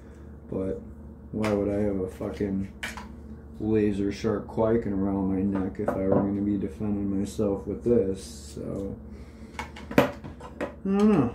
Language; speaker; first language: English; native; English